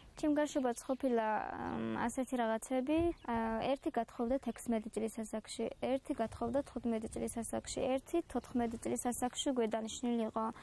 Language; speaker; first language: Georgian; non-native, local second language; Azerbaijani